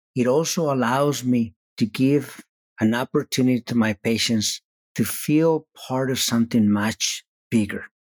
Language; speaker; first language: English; non-native, fluent; Spanish